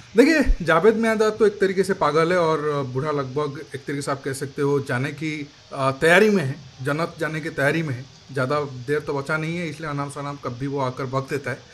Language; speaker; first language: Hindi; native; Hindi